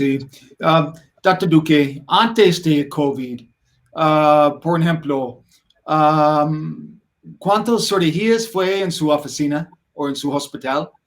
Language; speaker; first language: Spanish; non-native, learner; English